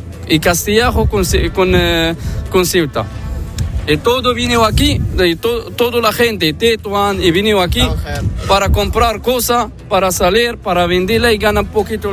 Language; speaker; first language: Spanish; non-native, learner; Arabic